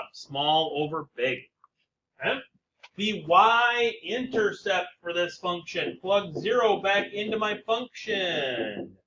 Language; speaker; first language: English; native; English